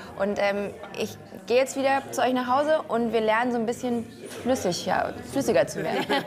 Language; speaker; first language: German; native; German